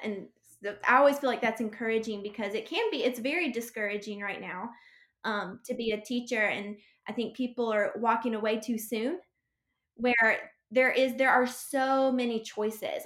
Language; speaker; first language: English; native; English